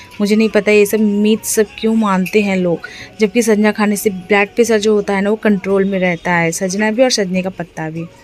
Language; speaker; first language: Hindi; non-native, local second language; Bangla